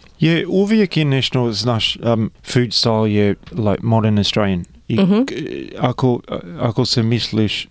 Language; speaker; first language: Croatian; early bilingual, heritage; Croatian